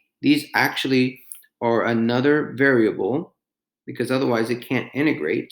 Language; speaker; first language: English; native; English